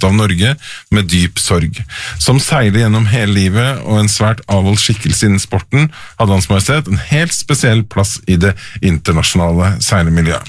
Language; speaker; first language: Norwegian; native; Norwegian